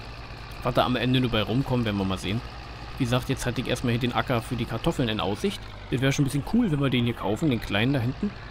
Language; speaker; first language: German; native; German